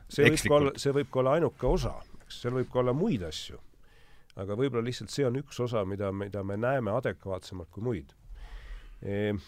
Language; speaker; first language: Estonian; native; Estonian